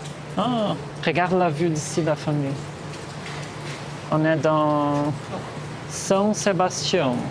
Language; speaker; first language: French; early bilingual, heritage; Portuguese